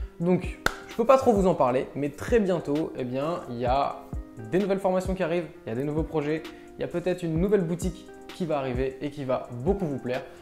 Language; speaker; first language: French; native; French